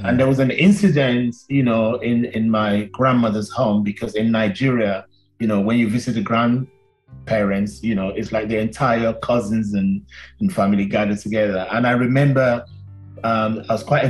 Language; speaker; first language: English; non-native, local second language; Yoruba